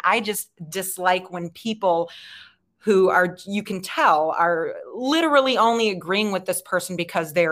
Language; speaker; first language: English; native; English